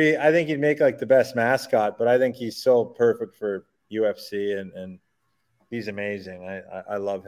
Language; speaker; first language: English; native; English